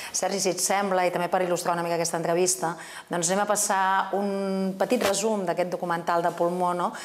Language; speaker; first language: Catalan; native; Catalan